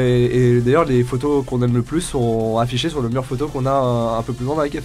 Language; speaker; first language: French; native; French